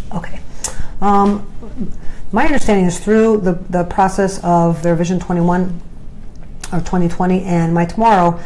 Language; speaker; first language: English; native; English